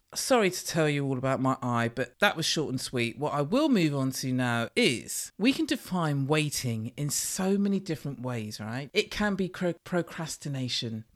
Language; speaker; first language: English; native; English